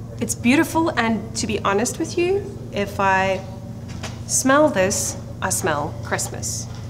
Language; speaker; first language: English; non-native, local second language; Afrikaans